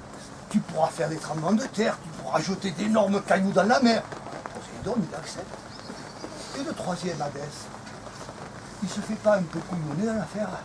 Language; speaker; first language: French; native; French